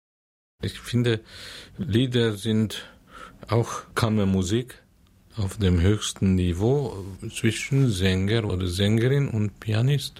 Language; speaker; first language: German; non-native, fluent; Hungarian